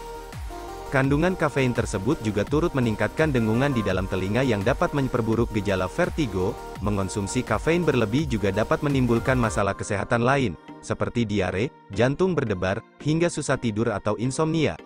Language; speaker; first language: Indonesian; native; Indonesian